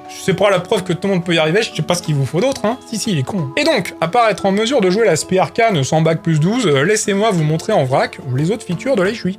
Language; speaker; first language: French; native; French